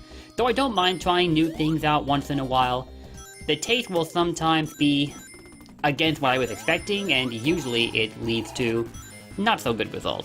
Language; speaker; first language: English; native; English